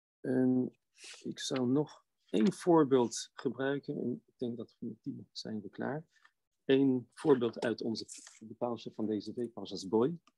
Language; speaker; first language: Dutch; non-native, fluent; Hebrew